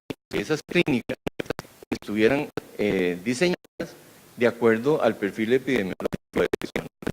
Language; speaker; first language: Spanish; native; Spanish